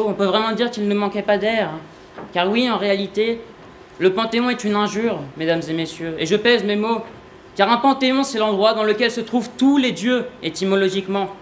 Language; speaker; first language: French; native; French